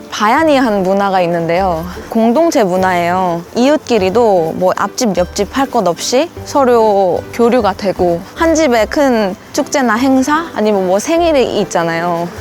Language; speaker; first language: Korean; early bilingual, other home language; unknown